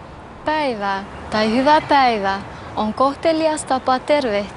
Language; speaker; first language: Finnish; non-native, fluent; Albanian